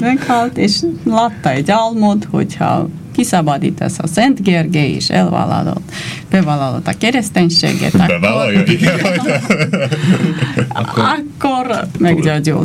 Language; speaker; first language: Hungarian; non-native, fluent; Armenian